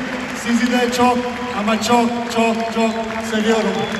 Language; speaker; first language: Turkish; non-native, learner; Italian